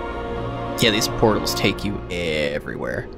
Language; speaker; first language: English; native; English